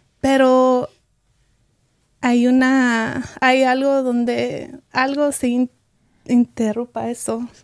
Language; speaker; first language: Spanish; early bilingual, heritage; Spanish